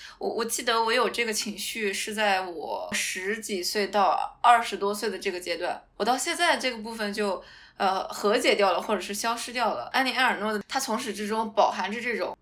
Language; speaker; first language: Chinese; non-native, local second language; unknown